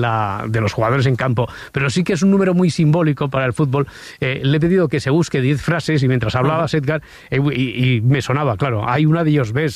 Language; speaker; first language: Spanish; native; Spanish